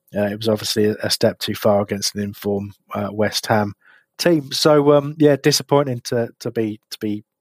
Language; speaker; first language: English; native; English